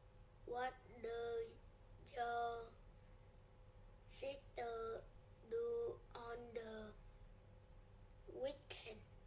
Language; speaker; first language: English; non-native, learner; Vietnamese